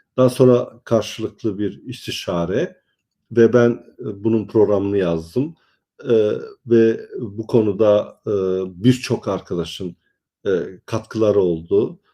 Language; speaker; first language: Turkish; non-native, local second language; Kurdish